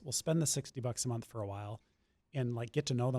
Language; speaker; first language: English; native; English